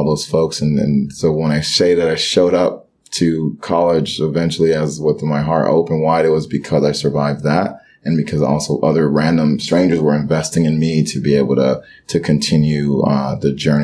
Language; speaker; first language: English; early bilingual, other home language; Haitian Creole